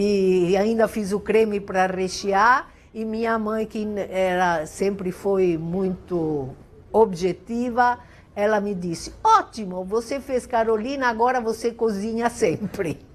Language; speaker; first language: Portuguese; non-native, fluent; Italian